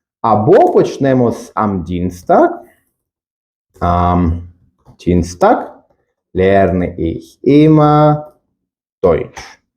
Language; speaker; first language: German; non-native, fluent; Ukrainian